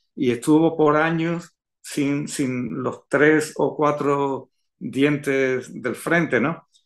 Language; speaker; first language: Spanish; native; Spanish